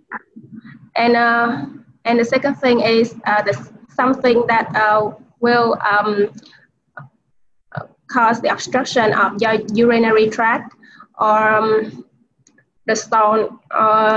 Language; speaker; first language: English; non-native, learner; Vietnamese